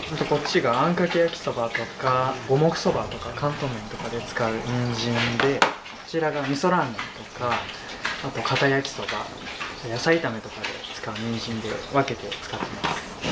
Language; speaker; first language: Japanese; native; Japanese